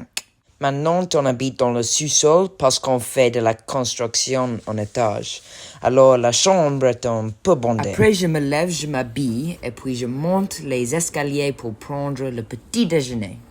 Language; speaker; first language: French; non-native, learner; English